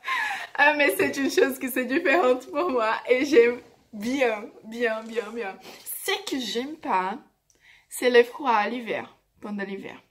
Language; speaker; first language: French; non-native, fluent; Portuguese